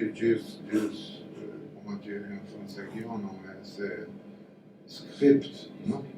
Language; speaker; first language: French; non-native, fluent; Portuguese